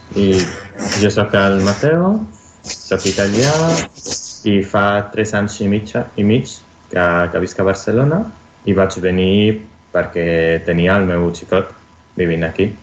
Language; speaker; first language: Catalan; non-native, learner; Italian